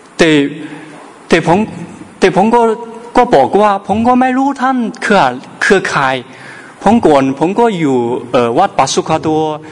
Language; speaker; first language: Thai; non-native, learner; Chinese